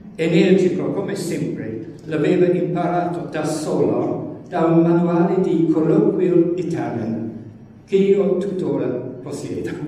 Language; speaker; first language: Italian; non-native, fluent; English